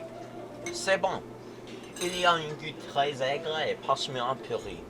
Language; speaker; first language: French; non-native, learner; English